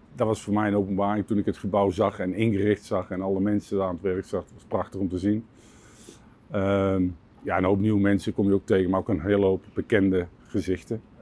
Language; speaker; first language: Dutch; native; Dutch